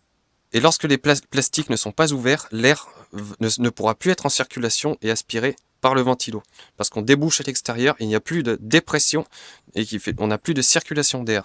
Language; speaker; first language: French; native; French